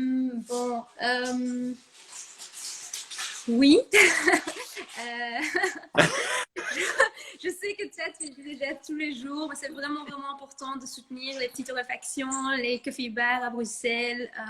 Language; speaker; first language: French; non-native, fluent; Dutch